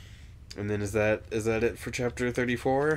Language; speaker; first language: English; native; English